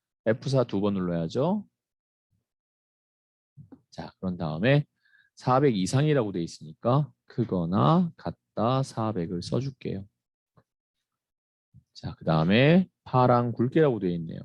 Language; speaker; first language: Korean; native; Korean